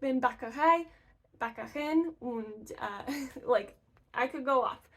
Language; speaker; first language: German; non-native, learner; English